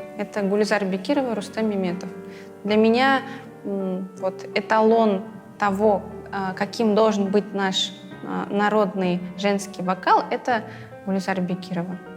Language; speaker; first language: Russian; early bilingual, other home language; Crimean Tatar